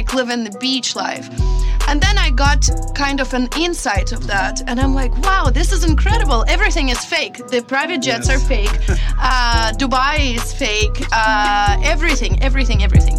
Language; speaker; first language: English; non-native, fluent; Russian